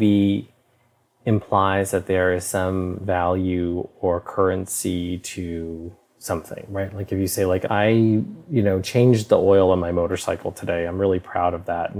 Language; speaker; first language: English; native; English